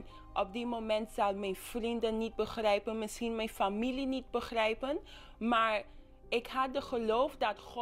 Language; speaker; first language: Dutch; non-native, local second language; English